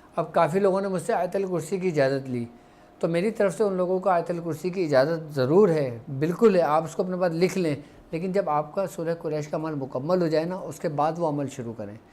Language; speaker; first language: Urdu; native; Urdu